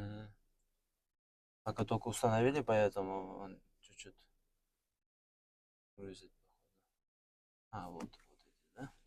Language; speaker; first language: Russian; non-native, learner; Kyrgyz